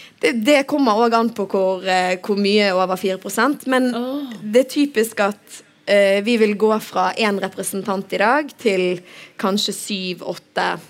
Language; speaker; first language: Norwegian; native; Norwegian